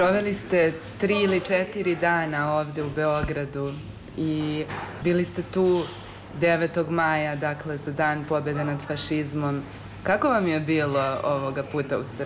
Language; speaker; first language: Serbian; native; Serbian